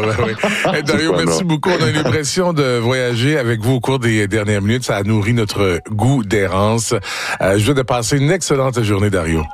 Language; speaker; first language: French; native; French